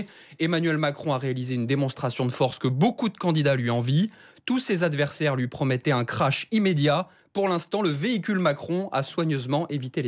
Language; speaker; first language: French; native; French